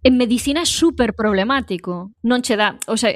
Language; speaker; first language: Galician; native; Galician